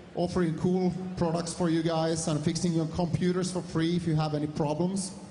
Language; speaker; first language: English; non-native, fluent; Finnish